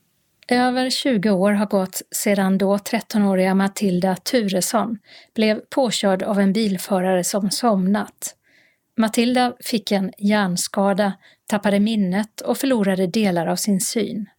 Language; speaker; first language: Swedish; native; Swedish